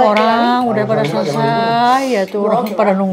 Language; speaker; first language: Spanish; non-native, learner; Indonesian